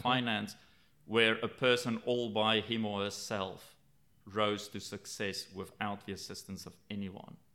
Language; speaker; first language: English; native; English